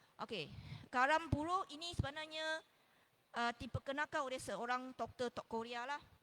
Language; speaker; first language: Malay; non-native, local second language; Chinese